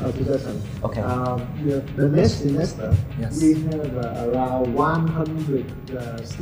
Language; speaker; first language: English; non-native, learner; Vietnamese